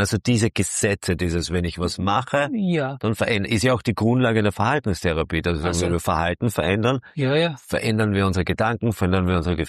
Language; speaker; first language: German; native; German